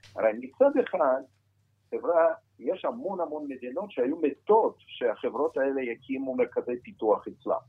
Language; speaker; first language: Hebrew; non-native, fluent; Russian